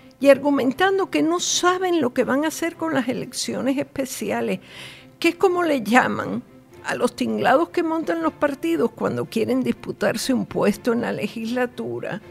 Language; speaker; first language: Spanish; native; Spanish